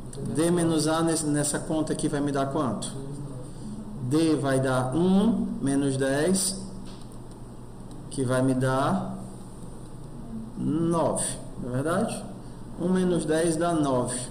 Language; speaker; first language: Portuguese; native; Portuguese